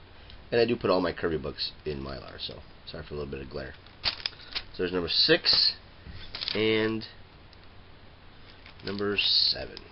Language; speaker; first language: English; native; English